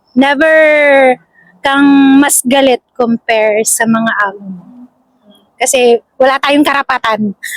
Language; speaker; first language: Filipino; non-native, local second language; Bikol